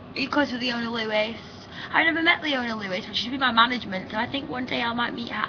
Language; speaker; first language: English; native; English